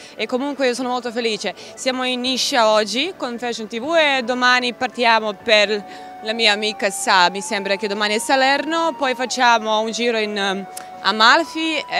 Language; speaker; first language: Italian; non-native, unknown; Serbian